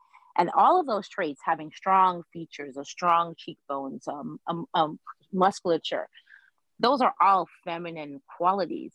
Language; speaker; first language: English; native; English